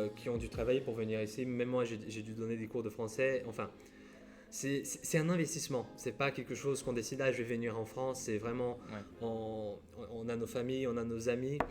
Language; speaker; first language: French; non-native, fluent; Portuguese